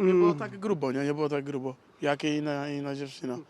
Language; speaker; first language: Polish; non-native, learner; Portuguese